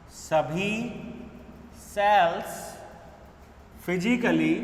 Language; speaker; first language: Hindi; native; Hindi